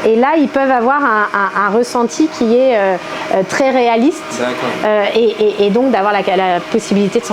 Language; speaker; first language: French; native; French